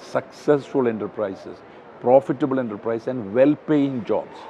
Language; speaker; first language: English; non-native, local second language; Malayalam